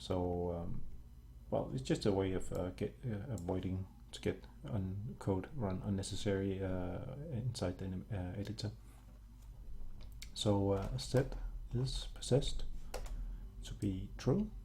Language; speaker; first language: English; non-native, fluent; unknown